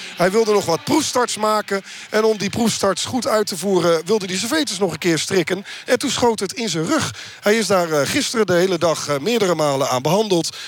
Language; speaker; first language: Dutch; native; Dutch